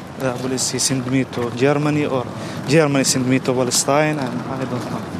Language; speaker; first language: English; non-native, learner; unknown